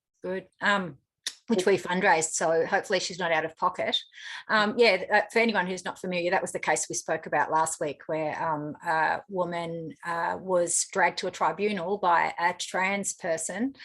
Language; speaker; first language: English; native; English